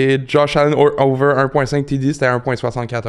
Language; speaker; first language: French; native; French